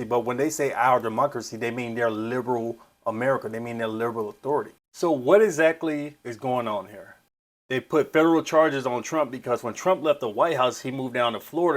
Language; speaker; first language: English; native; English